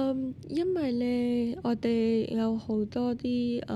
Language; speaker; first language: Cantonese; non-native, fluent; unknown